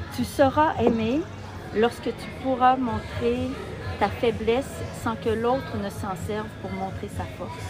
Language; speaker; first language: French; native; French